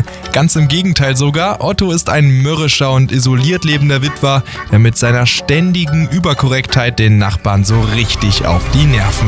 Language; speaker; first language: German; native; German